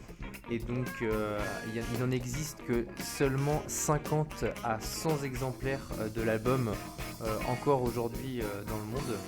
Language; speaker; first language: French; native; French